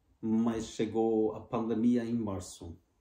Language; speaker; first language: Portuguese; non-native, fluent; Norwegian